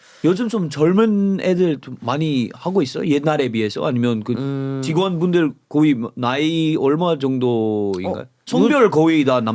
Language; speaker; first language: Korean; non-native, fluent; English